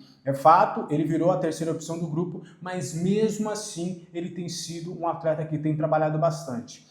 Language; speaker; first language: Portuguese; native; Portuguese